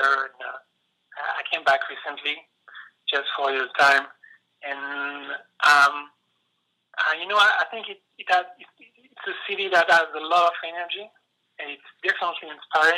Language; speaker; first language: English; non-native, fluent; French